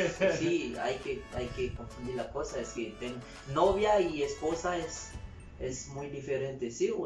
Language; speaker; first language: Spanish; non-native, learner; Haitian Creole